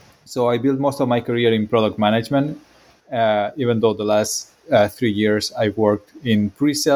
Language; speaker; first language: English; non-native, fluent; Spanish